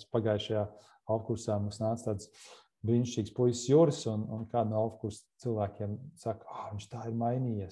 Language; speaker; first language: Latvian; native; Latvian